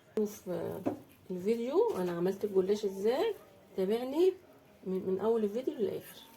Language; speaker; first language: Egyptian Arabic; native; Egyptian Arabic